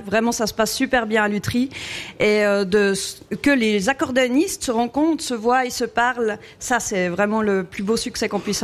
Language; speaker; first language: French; native; French